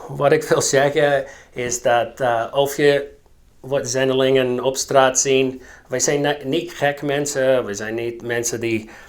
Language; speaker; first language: Dutch; non-native, learner; English